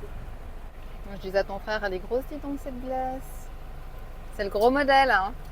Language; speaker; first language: French; native; French